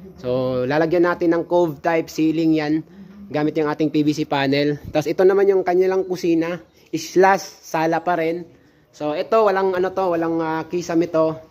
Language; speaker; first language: Filipino; non-native, local second language; Cebuano